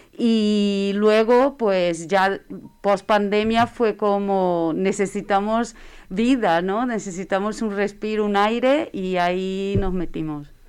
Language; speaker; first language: Spanish; non-native, fluent; Portuguese